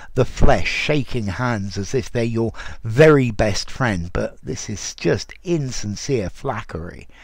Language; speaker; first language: English; native; English